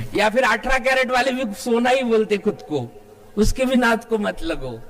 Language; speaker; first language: Hindi; non-native, local second language; Marathi